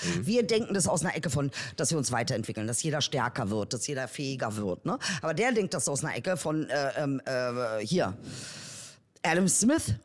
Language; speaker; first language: German; native; German